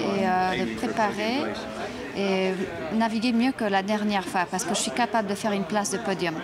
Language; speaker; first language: French; non-native, fluent; English